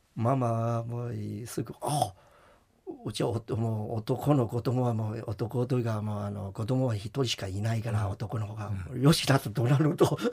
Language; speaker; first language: Japanese; non-native, fluent; Chinese